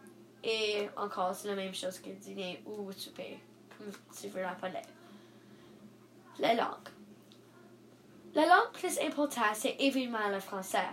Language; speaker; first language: French; non-native, learner; English